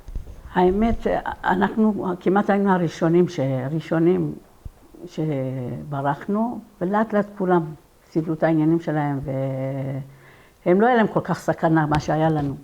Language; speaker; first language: Hebrew; non-native, fluent; Persian